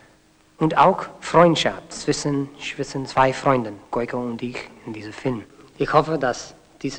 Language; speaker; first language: German; non-native, learner; Spanish